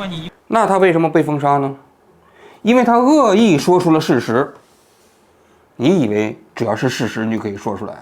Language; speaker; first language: Chinese; native; Chinese